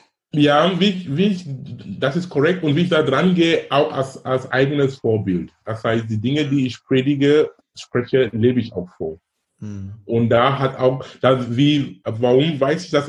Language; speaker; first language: German; non-native, fluent; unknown